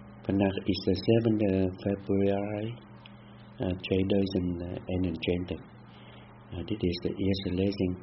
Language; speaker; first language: Dutch; non-native, fluent; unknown